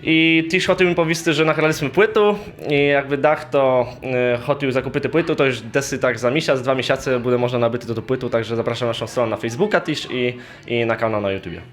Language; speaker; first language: Polish; non-native, local second language; Rusyn